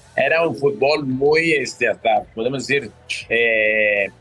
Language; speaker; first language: Spanish; early bilingual, other home language; Portuguese